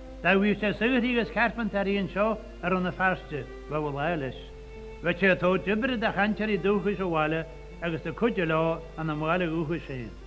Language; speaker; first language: Irish; native; Irish